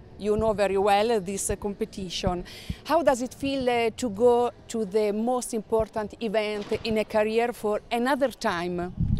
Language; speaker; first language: English; non-native, learner; Italian